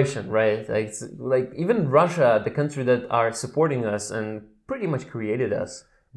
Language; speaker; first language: English; non-native, fluent; Russian